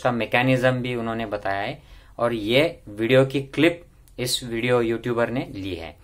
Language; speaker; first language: Hindi; non-native, local second language; Marathi